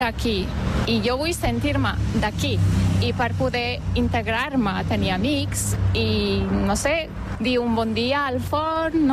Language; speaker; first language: Catalan; non-native, fluent; Turkish